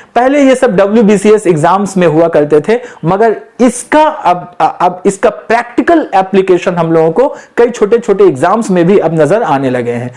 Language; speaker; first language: Urdu; native; Urdu